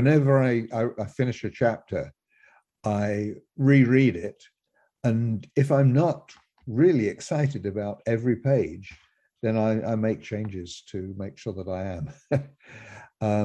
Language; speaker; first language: English; native; English